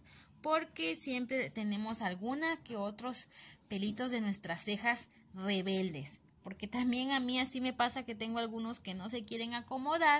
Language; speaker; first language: Spanish; native; Spanish